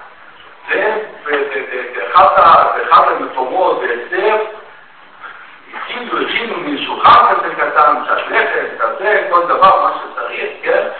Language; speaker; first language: Hebrew; non-native, fluent; Russian